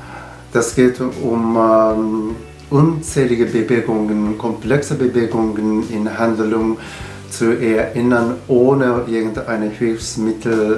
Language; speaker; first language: German; non-native, learner; Japanese